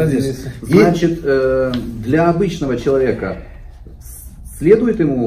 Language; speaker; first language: Russian; native; Russian